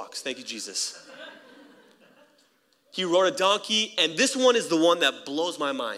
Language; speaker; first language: English; native; English